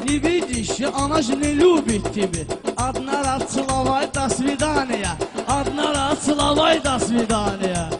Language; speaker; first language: Russian; non-native, learner; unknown